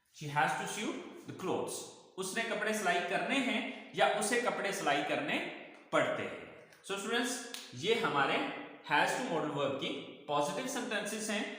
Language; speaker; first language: Urdu; native; Urdu